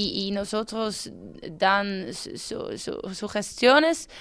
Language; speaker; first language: Spanish; non-native, fluent; Dutch